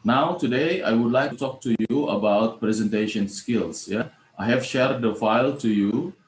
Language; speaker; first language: English; non-native, fluent; Indonesian